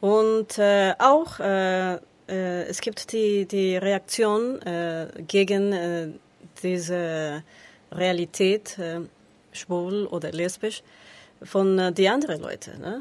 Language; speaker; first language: German; non-native, learner; Spanish